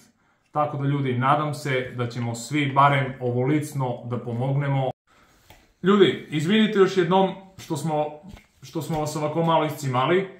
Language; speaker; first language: Serbian; native; Serbian